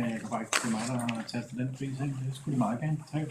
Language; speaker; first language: Danish; native; Danish